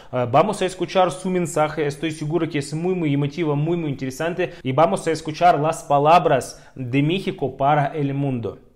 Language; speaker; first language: Spanish; non-native, fluent; Russian